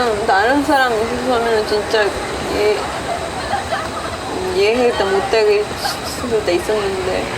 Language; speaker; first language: Korean; non-native, learner; Spanish